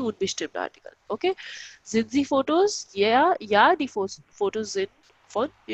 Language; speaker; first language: German; non-native, local second language; Hindi